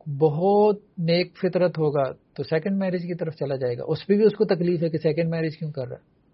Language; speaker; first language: Urdu; native; Urdu